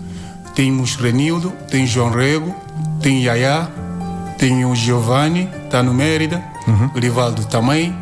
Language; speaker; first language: Portuguese; non-native, learner; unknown